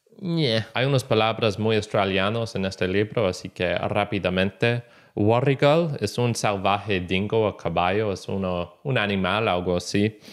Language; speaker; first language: Spanish; non-native, fluent; English